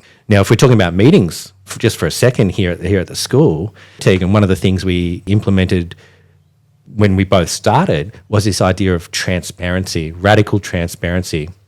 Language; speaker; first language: English; native; English